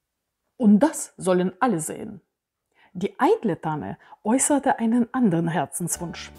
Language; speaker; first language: German; native; German